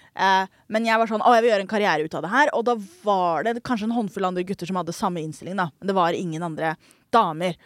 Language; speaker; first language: Norwegian; early bilingual, other home language; Somali